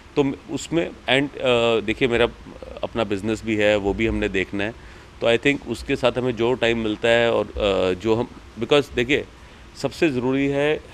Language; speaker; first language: Hindi; native; Hindi